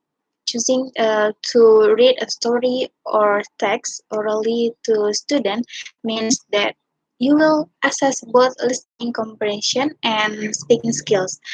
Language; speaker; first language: English; non-native, learner; Indonesian